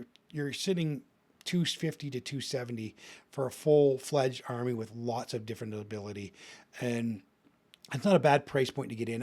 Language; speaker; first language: English; native; English